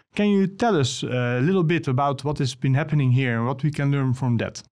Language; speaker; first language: English; non-native, fluent; Dutch